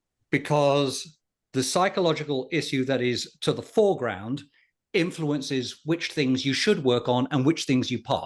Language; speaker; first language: English; native; English